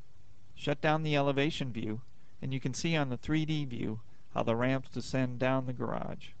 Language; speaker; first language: English; native; English